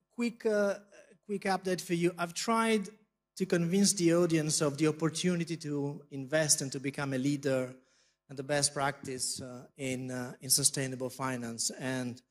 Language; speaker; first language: English; non-native, fluent; Italian